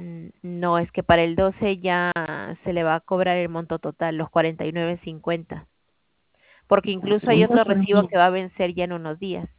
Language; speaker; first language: Spanish; native; Spanish